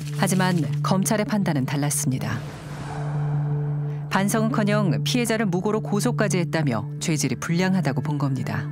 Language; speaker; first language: Korean; native; Korean